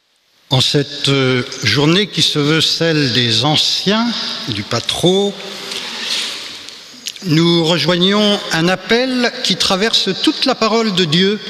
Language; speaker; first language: French; native; French